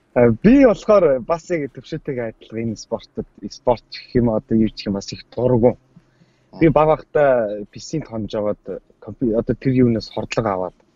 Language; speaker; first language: Mongolian; native; Mongolian